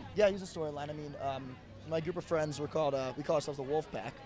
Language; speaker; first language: English; native; English